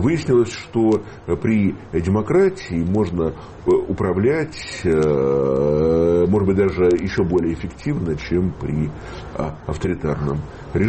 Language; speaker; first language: Russian; native; Russian